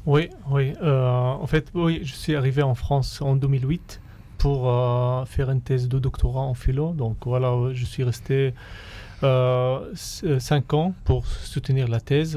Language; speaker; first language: French; non-native, fluent; Arabic